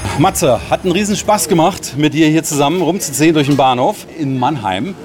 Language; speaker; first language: German; native; German